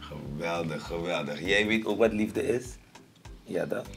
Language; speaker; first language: Dutch; native; Dutch